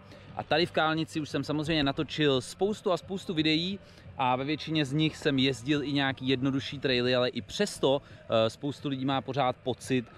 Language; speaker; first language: Czech; native; Czech